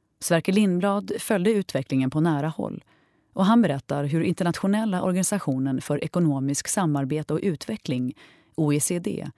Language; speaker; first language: Swedish; native; Swedish